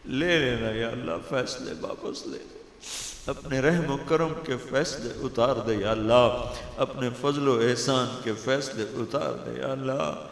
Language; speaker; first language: Urdu; non-native, local second language; Punjabi